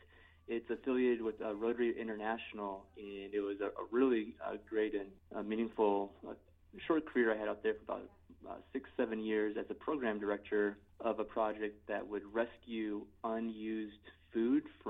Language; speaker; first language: English; native; English